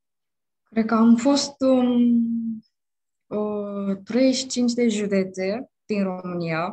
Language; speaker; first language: Romanian; non-native, fluent; Japanese